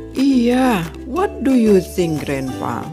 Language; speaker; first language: English; non-native, fluent; Indonesian